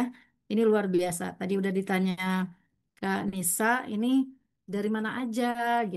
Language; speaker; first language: Indonesian; native; Indonesian